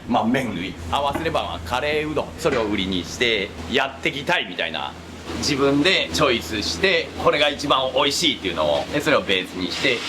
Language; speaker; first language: Japanese; native; Japanese